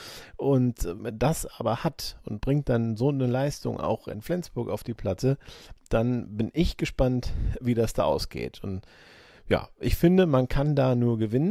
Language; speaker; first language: German; native; German